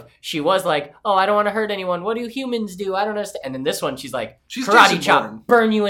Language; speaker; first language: English; native; English